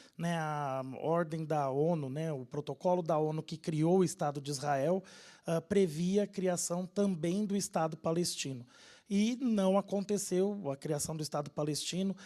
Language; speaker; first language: Portuguese; native; Portuguese